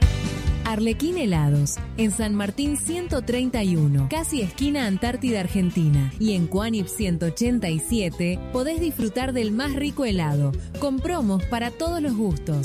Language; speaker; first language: Spanish; native; Spanish